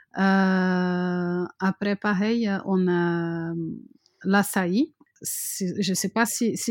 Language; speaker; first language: French; non-native, fluent; Portuguese